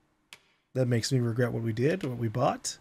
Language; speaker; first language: English; native; English